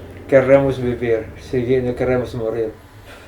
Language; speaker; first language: Spanish; non-native, fluent; English